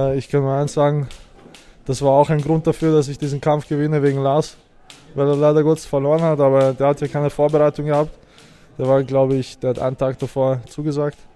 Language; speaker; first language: German; early bilingual, other home language; Serbian